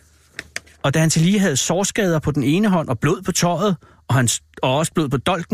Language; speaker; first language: Danish; native; Danish